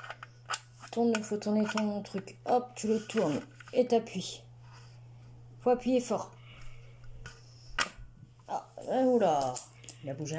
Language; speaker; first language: French; native; French